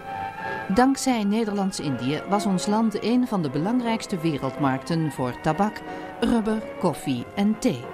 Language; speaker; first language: Dutch; native; Dutch